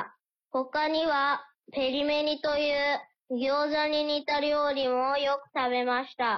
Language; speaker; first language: Japanese; early bilingual, heritage; Japanese